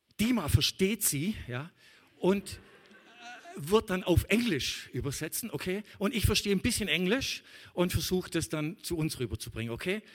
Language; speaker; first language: German; native; German